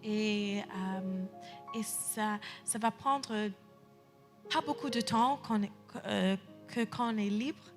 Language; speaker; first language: French; early bilingual, heritage; English